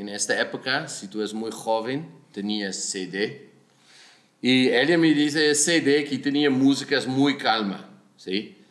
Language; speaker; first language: Spanish; non-native, learner; Dutch